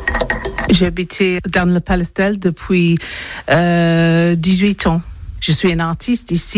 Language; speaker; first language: French; non-native, learner; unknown